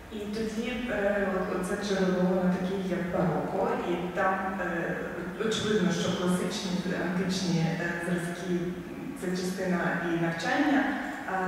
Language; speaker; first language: Polish; non-native, learner; Ukrainian